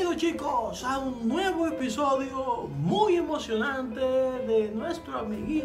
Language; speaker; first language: Spanish; native; Spanish